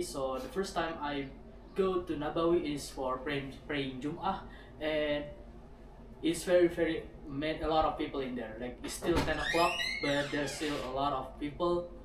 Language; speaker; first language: English; non-native, learner; Indonesian